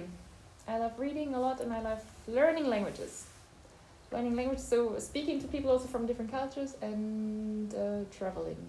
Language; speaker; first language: English; non-native, fluent; German